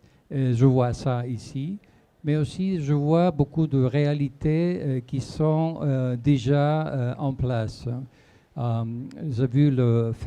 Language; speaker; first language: French; non-native, fluent; Spanish